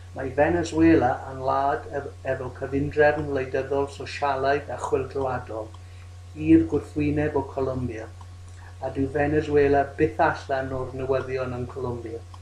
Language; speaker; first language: Welsh; non-native, local second language; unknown